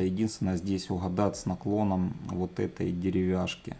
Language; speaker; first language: Russian; native; Russian